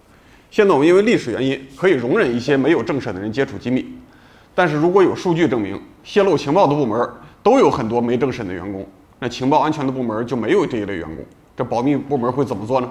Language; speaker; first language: Chinese; native; Chinese